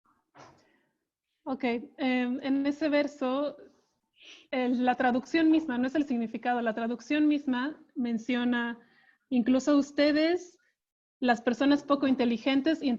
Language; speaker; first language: Spanish; native; Spanish